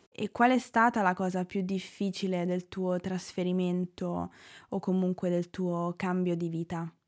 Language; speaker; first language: Italian; native; Italian